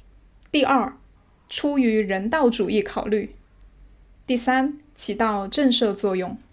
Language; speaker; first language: Chinese; native; Chinese